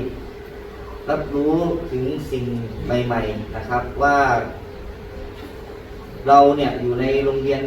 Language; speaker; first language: Thai; native; Thai